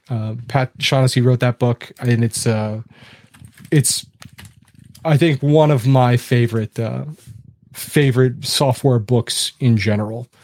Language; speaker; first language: English; native; English